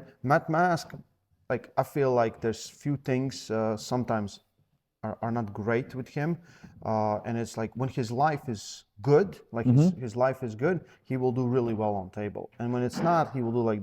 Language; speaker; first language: English; non-native, fluent; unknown